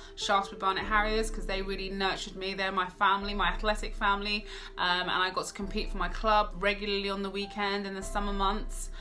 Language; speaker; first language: English; native; English